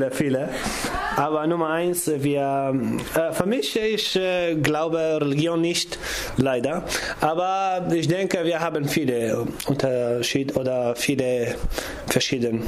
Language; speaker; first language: German; non-native, learner; Kurdish